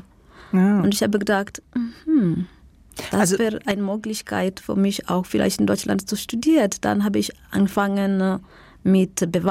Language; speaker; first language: German; non-native, fluent; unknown